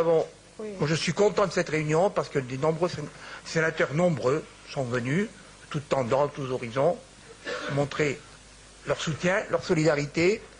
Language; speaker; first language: French; native; French